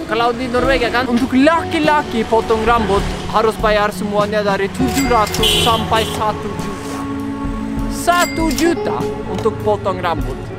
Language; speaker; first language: Indonesian; non-native, fluent; Norwegian